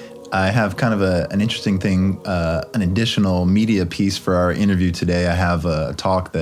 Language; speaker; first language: English; native; English